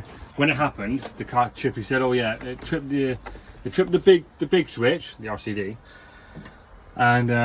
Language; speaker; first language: English; native; English